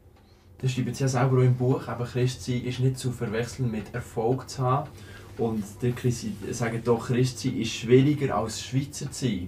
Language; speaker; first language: German; native; German